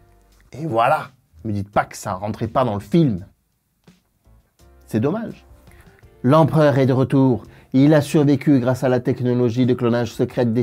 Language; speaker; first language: French; native; French